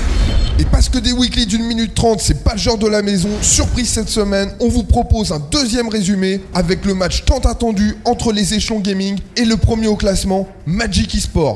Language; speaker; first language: French; native; French